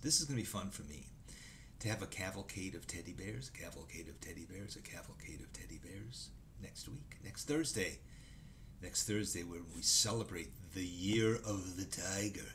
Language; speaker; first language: English; native; English